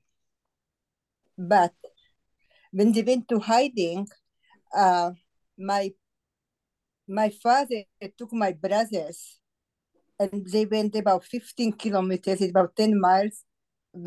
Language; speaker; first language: English; non-native, fluent; Slovak